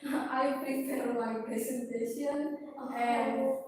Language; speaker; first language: English; non-native, learner; Indonesian